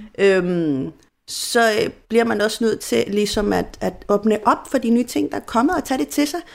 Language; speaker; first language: Danish; non-native, fluent; Spanish